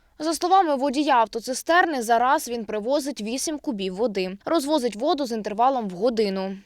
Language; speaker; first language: Ukrainian; native; Ukrainian